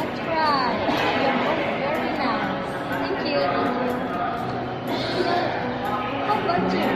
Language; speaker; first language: English; non-native, learner; Indonesian